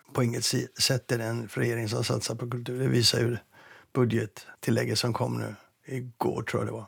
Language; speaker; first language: Swedish; native; Swedish